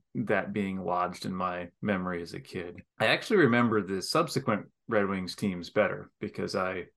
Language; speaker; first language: English; native; English